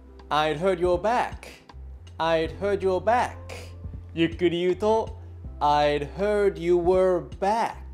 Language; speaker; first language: English; native; English